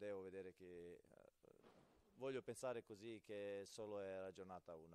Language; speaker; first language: Italian; non-native, fluent; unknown